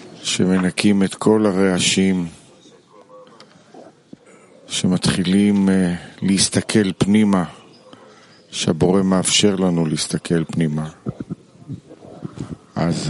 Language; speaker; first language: Hebrew; non-native, learner; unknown